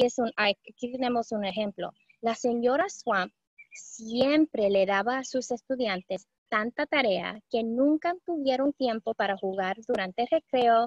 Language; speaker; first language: Spanish; early bilingual, heritage; Spanish